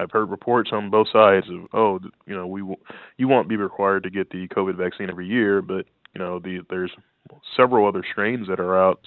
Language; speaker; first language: English; native; English